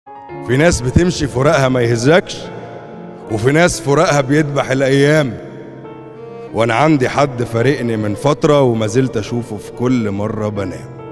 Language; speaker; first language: Arabic; native; Arabic